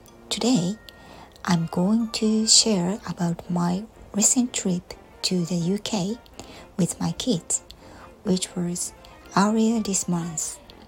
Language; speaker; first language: English; non-native, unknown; Japanese